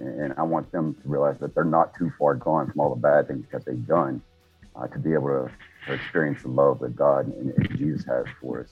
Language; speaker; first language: English; native; English